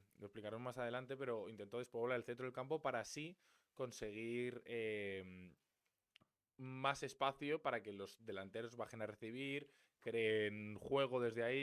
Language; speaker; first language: Spanish; native; Spanish